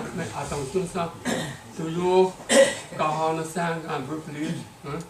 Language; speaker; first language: French; non-native, learner; Chinese